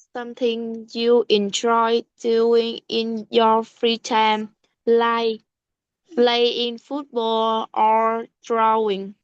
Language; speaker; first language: English; non-native, learner; Vietnamese